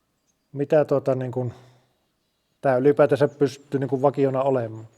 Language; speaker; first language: Finnish; native; Finnish